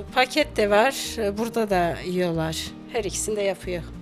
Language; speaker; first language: Turkish; native; Turkish